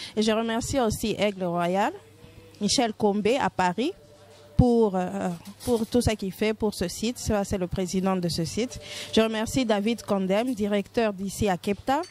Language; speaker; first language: French; non-native, local second language; Lingala